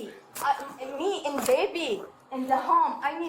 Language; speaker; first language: English; non-native, learner; Arabic